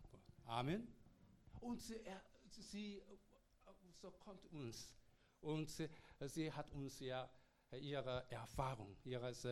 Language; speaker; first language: German; non-native, learner; Korean